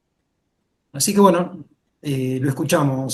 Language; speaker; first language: Spanish; native; Spanish